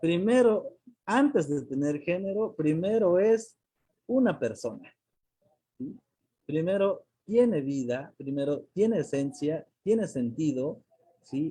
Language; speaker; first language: Spanish; non-native, local second language; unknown